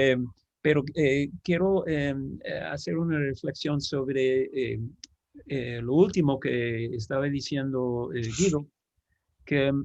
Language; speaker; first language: Spanish; non-native, fluent; English